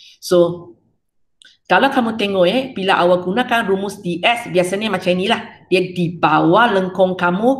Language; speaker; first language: Malay; non-native, local second language; Chinese